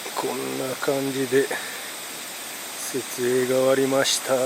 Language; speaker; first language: Japanese; native; Japanese